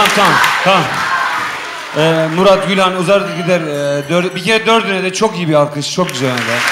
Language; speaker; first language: Turkish; native; Turkish